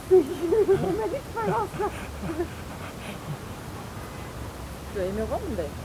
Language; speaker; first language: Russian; non-native, local second language; Kyrgyz